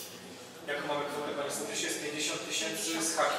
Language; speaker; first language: Polish; native; Polish